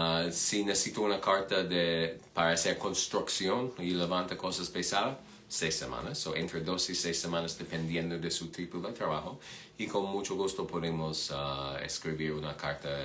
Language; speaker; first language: Spanish; non-native, fluent; English